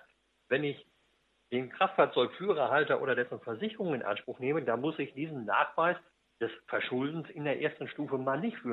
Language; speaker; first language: German; native; German